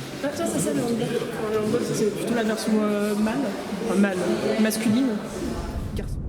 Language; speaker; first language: French; native; French